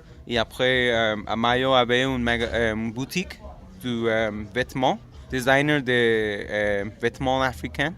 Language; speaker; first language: French; non-native, fluent; English